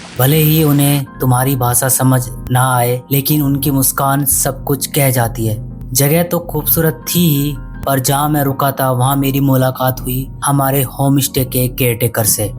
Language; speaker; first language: Hindi; native; Hindi